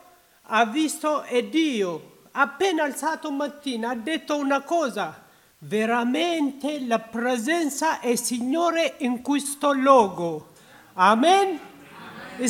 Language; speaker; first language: Italian; non-native, learner; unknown